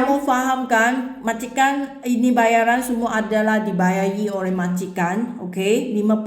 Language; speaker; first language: Indonesian; non-native, learner; Filipino